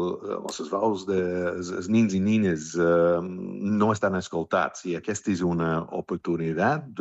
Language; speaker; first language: Catalan; non-native, fluent; English